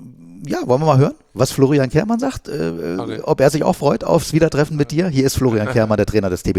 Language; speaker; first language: German; native; German